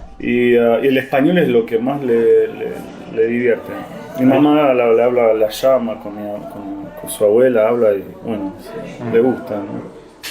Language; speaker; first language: Spanish; non-native, fluent; Portuguese